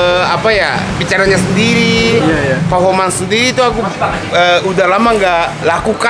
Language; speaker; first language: Indonesian; non-native, fluent; Japanese